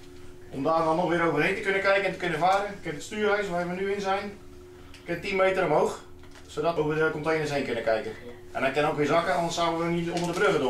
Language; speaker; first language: Dutch; native; Dutch